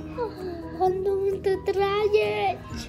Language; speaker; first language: Spanish; early bilingual, heritage; Spanish